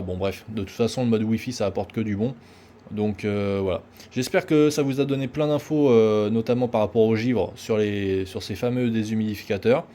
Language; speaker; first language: French; native; French